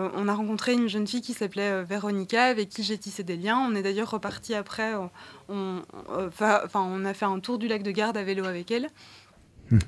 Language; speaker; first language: French; native; French